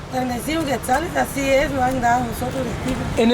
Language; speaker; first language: Spanish; native; Spanish